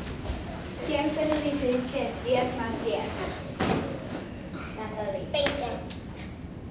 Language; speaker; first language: Spanish; non-native, learner; English